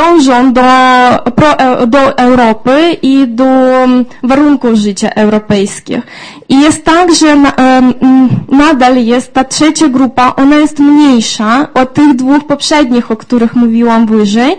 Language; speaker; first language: Polish; non-native, fluent; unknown